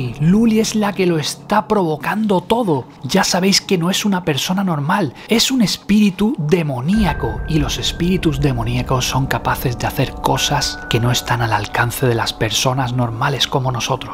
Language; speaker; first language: Spanish; native; Spanish